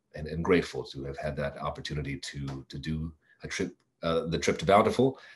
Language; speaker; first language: English; native; English